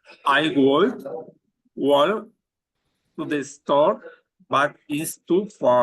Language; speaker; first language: English; non-native, learner; Spanish